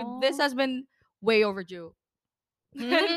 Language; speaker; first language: English; non-native, fluent; Korean